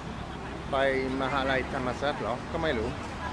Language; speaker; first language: Thai; non-native, fluent; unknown